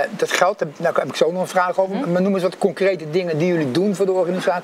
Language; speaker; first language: Dutch; native; Dutch